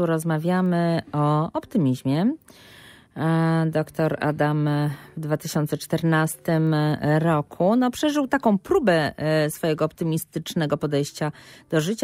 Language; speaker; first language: Polish; native; Polish